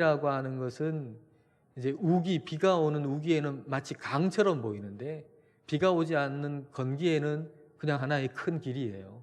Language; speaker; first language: Korean; native; Korean